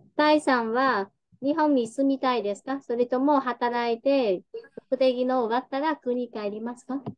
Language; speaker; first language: Japanese; non-native, fluent; Vietnamese